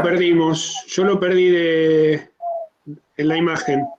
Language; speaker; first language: Spanish; native; Spanish